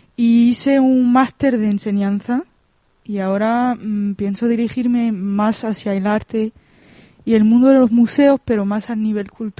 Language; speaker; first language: Spanish; non-native, fluent; French